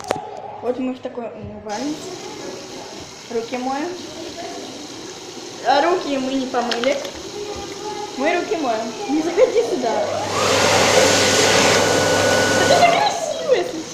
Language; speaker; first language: Russian; native; Russian